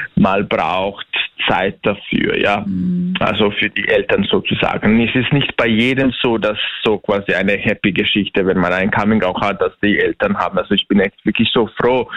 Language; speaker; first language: German; non-native, fluent; Bosnian